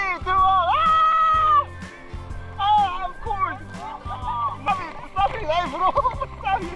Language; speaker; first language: English; non-native, learner; Korean